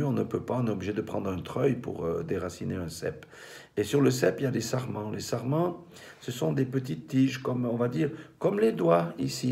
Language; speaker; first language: French; native; French